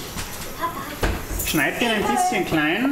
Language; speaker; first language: German; native; German